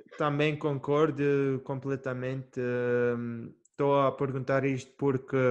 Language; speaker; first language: Portuguese; early bilingual, heritage; Portuguese